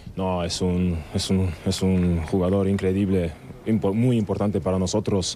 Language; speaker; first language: Spanish; non-native, fluent; German